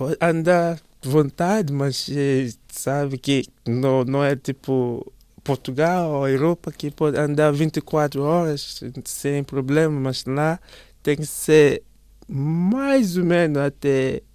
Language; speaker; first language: Portuguese; non-native, learner; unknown